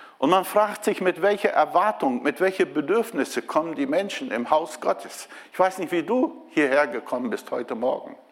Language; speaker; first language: German; non-native, fluent; Portuguese